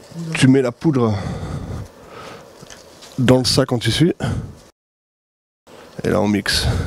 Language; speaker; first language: French; native; French